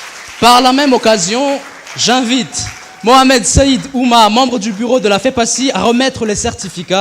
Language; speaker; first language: French; non-native, local second language; Malagasy